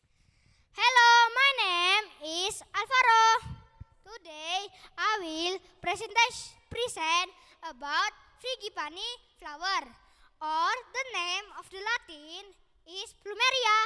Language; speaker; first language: English; non-native, learner; Indonesian